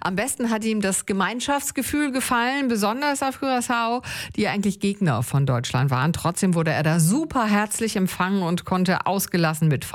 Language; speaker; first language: German; native; German